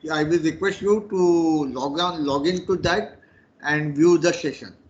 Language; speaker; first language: English; non-native, local second language; Marathi